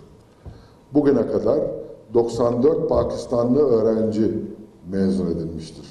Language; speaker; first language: Turkish; native; Turkish